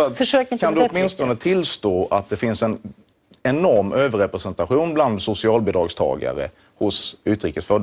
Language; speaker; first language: Swedish; native; Swedish